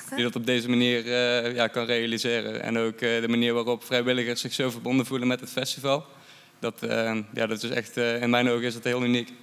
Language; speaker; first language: Dutch; native; Dutch